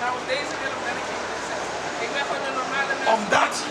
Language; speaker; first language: Dutch; native; Dutch